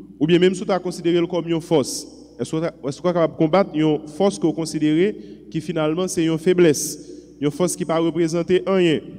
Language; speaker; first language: French; non-native, local second language; Haitian Creole